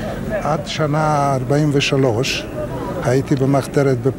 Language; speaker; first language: Hebrew; non-native, fluent; Polish